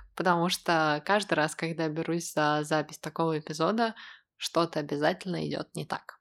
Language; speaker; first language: Russian; native; Russian